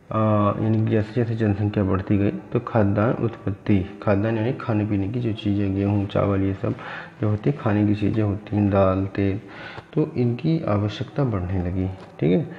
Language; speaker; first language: Hindi; native; Hindi